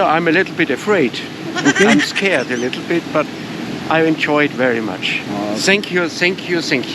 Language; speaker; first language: English; non-native, learner; German